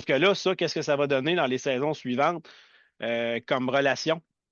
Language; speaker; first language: French; native; French